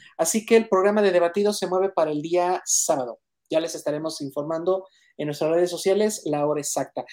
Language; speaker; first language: Spanish; native; Spanish